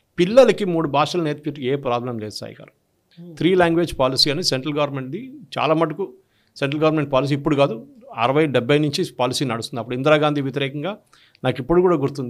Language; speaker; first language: Telugu; non-native, local second language; Malayalam